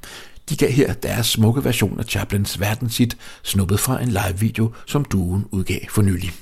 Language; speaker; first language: Danish; native; Danish